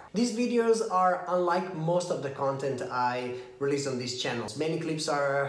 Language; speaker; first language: English; non-native, fluent; Italian